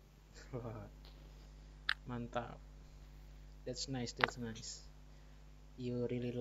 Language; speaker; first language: English; non-native, learner; Indonesian